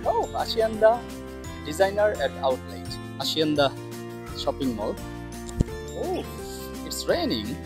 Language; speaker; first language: English; non-native, learner; Bangla